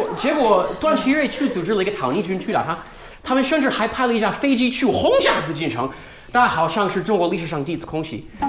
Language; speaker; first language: Chinese; non-native, fluent; English